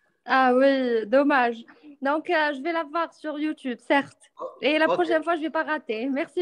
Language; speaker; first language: French; non-native, local second language; Arabic